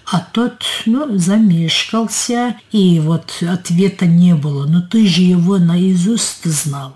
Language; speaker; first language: Russian; non-native, local second language; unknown